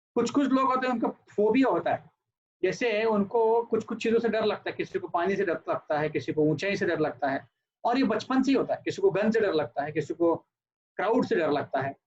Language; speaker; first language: Hindi; non-native, local second language; Marathi